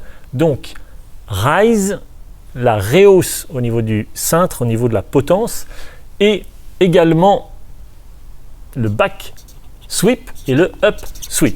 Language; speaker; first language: French; native; French